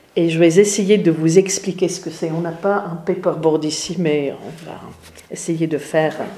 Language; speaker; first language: French; non-native, fluent; English